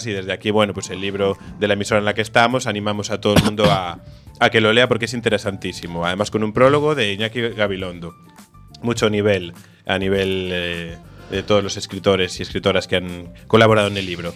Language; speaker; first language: Spanish; native; Spanish